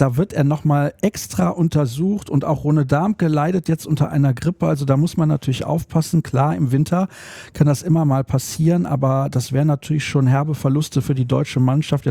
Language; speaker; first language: German; native; German